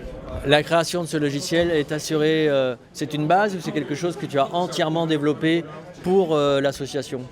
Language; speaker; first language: French; native; French